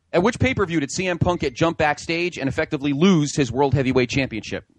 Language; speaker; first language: English; native; English